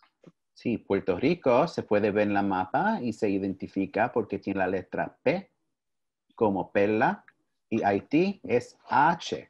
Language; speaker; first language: Spanish; early bilingual, heritage; English